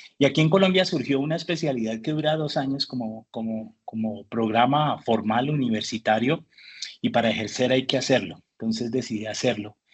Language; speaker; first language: Spanish; early bilingual, heritage; Spanish